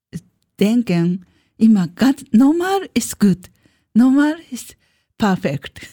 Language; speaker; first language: German; non-native, learner; Japanese